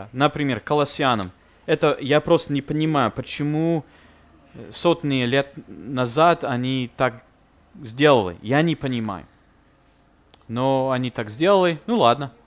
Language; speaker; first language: Russian; non-native, fluent; English